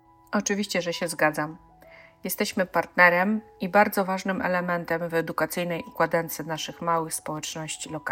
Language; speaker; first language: Polish; native; Polish